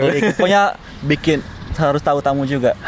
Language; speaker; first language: Indonesian; early bilingual, heritage; Indonesian